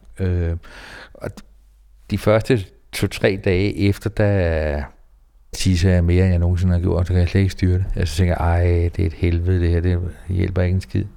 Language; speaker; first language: Danish; native; Danish